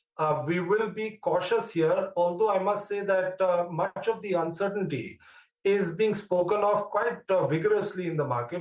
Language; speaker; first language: English; non-native, local second language; Hindi